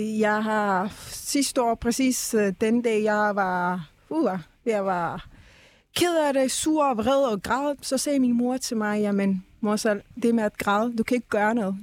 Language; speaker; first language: Danish; early bilingual, other home language; Persian